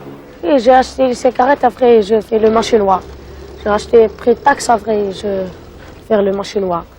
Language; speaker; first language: French; non-native, learner; Arabic